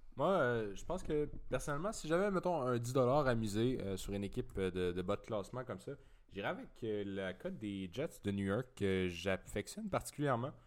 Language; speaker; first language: French; native; French